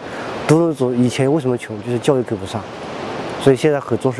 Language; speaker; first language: Chinese; native; Chinese